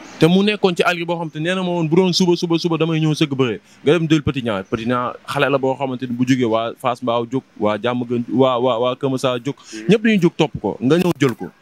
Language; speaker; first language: Wolof; native; Wolof